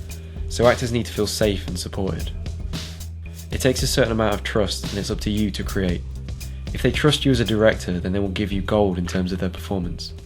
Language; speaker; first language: English; native; English